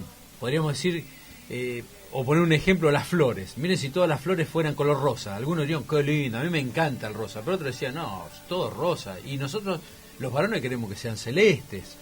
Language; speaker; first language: Spanish; native; Spanish